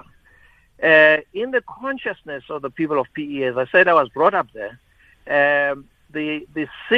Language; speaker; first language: English; non-native, local second language; Xhosa